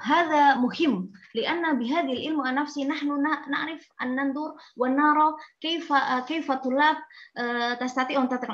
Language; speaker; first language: Arabic; non-native, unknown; Indonesian